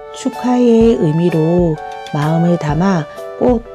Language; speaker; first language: Korean; native; Korean